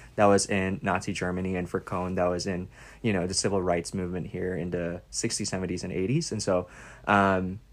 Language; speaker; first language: English; non-native, local second language; Filipino